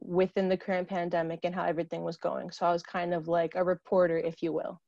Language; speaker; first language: English; native; English